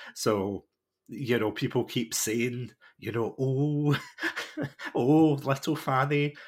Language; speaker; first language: English; native; English